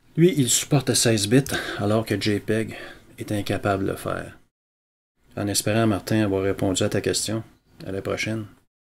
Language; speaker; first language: French; native; French